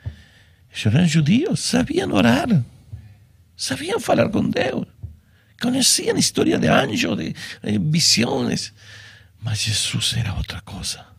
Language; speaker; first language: Spanish; non-native, fluent; Portuguese